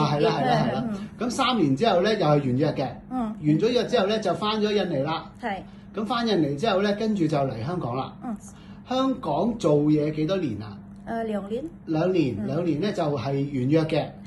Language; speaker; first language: Cantonese; native; Cantonese